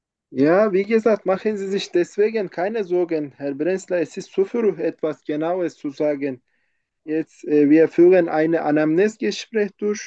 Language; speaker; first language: German; non-native, learner; Turkish